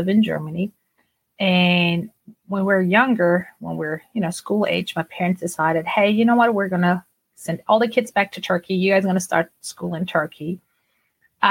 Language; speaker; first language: English; non-native, fluent; Turkish